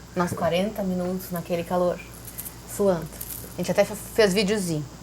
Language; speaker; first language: Portuguese; native; Portuguese